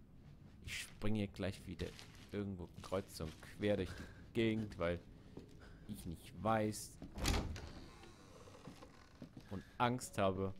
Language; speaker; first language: German; native; German